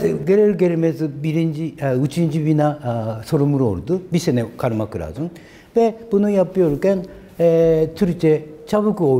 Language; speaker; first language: Turkish; non-native, learner; Japanese